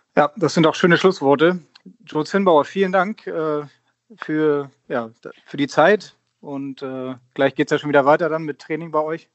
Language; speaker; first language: German; native; German